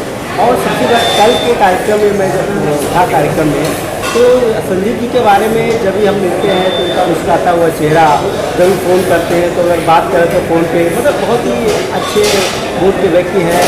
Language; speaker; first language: Hindi; native; Hindi